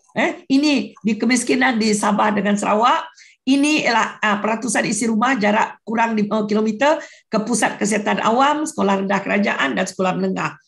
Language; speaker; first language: Malay; non-native, local second language; Iban